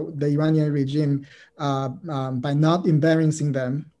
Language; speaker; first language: English; non-native, fluent; Chinese